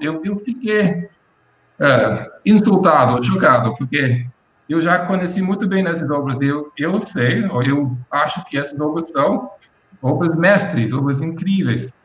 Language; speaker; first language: Portuguese; non-native, fluent; English